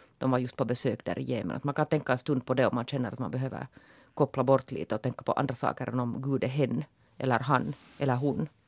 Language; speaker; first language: Swedish; native; Swedish